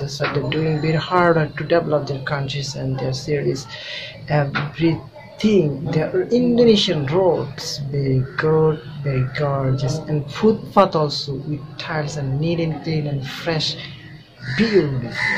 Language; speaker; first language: English; non-native, local second language; Bangla